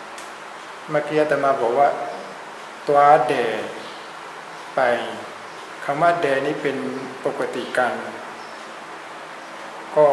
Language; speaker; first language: Thai; non-native, fluent; Burmese